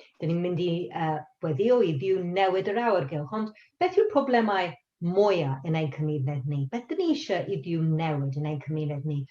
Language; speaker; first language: Welsh; non-native, local second language; English